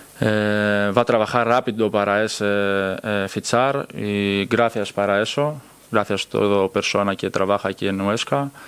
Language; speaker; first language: Spanish; non-native, learner; Greek